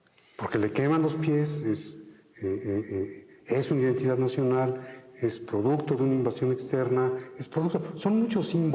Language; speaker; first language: Spanish; native; Spanish